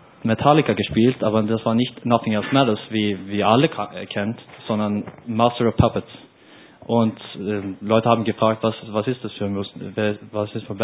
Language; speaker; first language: German; non-native, learner; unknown